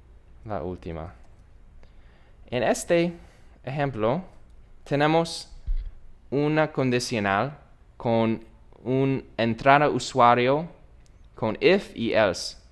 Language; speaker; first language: Spanish; non-native, learner; English